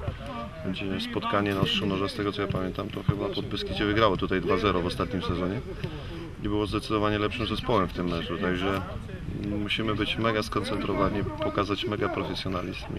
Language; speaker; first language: Polish; native; Polish